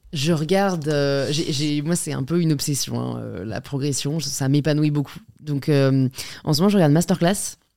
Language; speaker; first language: French; native; French